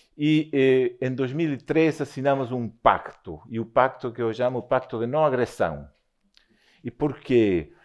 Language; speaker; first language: Portuguese; non-native, fluent; Spanish